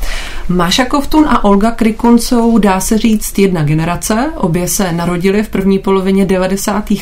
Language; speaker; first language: Czech; native; Czech